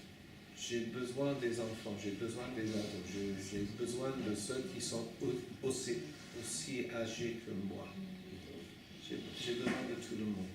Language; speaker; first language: French; non-native, fluent; English